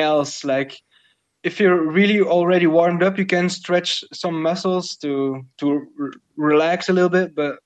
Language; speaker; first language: English; non-native, fluent; Dutch